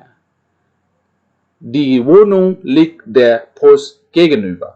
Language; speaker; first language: German; non-native, fluent; Indonesian